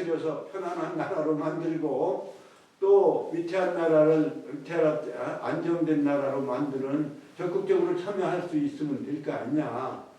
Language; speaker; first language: Korean; native; Korean